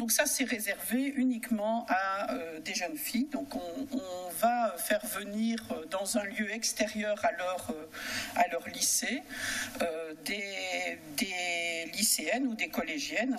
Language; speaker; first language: French; native; French